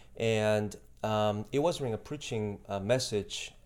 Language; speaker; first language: English; non-native, fluent; Spanish